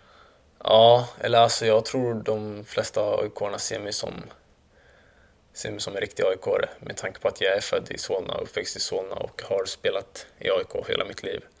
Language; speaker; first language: Swedish; early bilingual, other home language; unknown